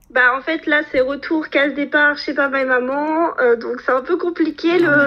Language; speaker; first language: French; native; French